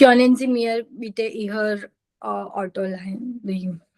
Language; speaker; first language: German; non-native, learner; Gujarati